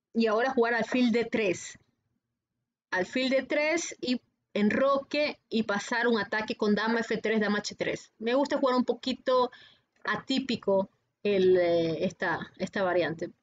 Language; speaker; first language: Spanish; native; Spanish